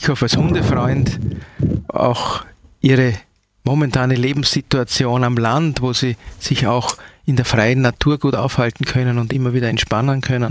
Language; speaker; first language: German; native; German